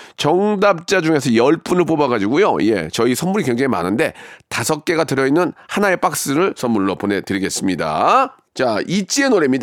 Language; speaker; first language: Korean; native; Korean